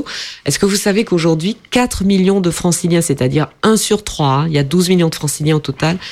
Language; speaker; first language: French; native; French